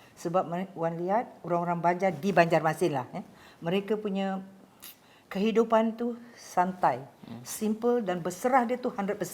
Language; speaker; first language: Malay; native; Malay